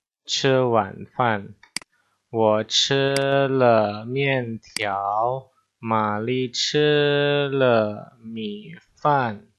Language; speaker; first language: Chinese; non-native, fluent; Indonesian